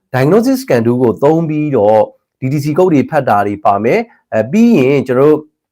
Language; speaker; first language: Burmese; native; Burmese